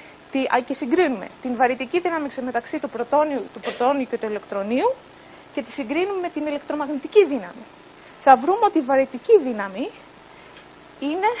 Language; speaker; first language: Greek; native; Greek